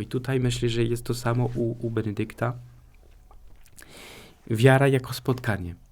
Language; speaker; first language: Polish; non-native, fluent; French